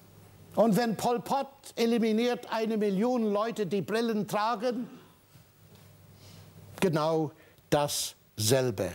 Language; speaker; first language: German; non-native, fluent; English